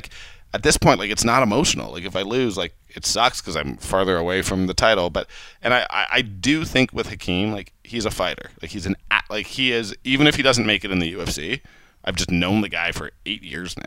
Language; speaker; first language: English; native; English